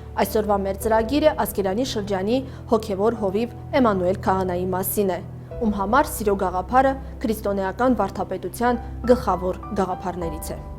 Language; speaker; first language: Armenian; native; Armenian